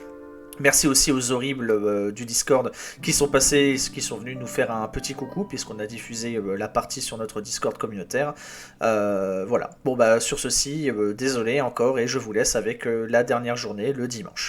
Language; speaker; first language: French; native; French